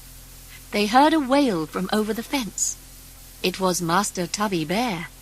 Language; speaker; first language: English; native; English